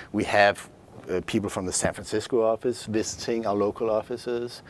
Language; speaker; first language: English; non-native, fluent; Danish